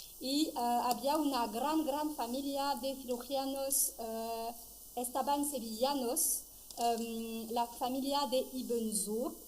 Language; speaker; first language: Spanish; non-native, fluent; French